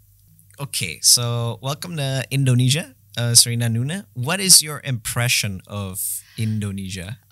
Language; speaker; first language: English; non-native, fluent; Indonesian